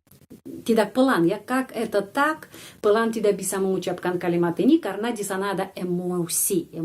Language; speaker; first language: Indonesian; non-native, fluent; Russian